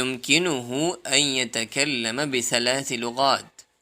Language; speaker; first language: Arabic; non-native, fluent; Urdu